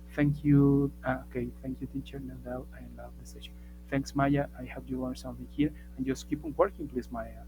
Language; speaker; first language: English; non-native, fluent; Spanish